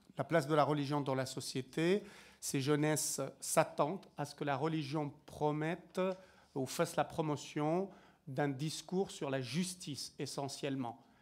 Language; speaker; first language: French; native; French